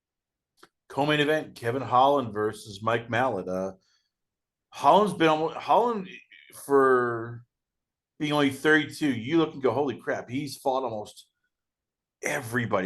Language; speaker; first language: English; native; English